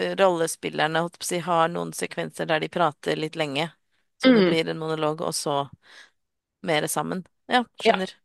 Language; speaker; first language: Norwegian; native; Norwegian